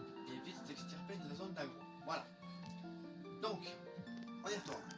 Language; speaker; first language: French; native; French